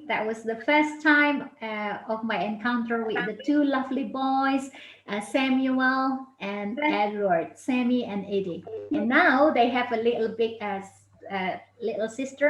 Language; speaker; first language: English; non-native, fluent; Indonesian